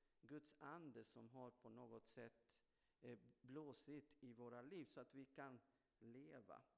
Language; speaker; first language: Swedish; non-native, fluent; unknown